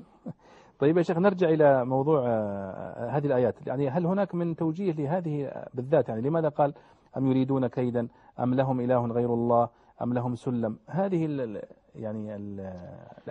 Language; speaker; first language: Arabic; native; Arabic